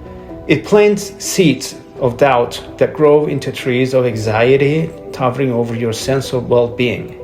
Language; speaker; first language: English; non-native, fluent; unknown